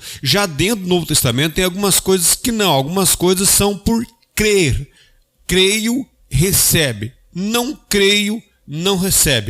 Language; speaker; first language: Portuguese; native; Portuguese